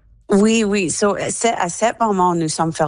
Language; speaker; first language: French; non-native, learner; English